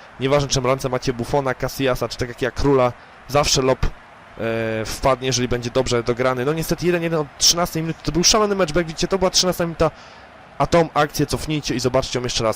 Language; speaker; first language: Polish; native; Polish